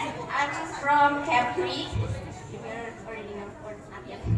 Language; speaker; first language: English; non-native, learner; Indonesian